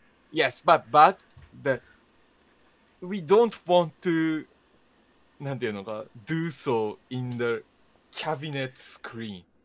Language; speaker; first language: English; non-native, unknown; Japanese